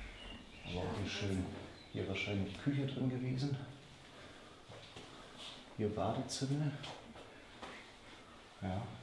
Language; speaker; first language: German; native; German